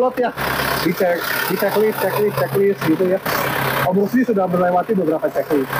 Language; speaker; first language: Indonesian; native; Indonesian